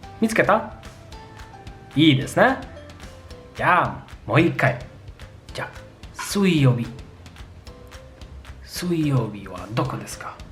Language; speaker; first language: Japanese; non-native, fluent; Polish